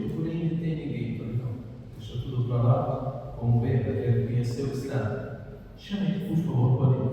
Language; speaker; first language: Portuguese; non-native, fluent; Arabic